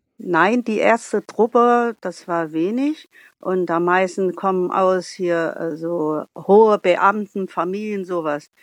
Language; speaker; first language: German; non-native, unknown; Vietnamese